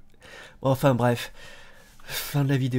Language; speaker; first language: French; native; French